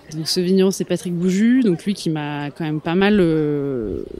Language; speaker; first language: French; native; French